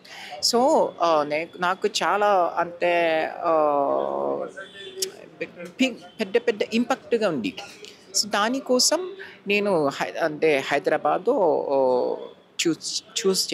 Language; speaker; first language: Telugu; non-native, learner; Japanese